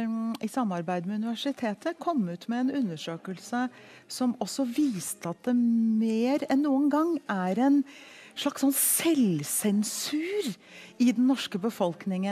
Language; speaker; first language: Norwegian; early bilingual, heritage; Norwegian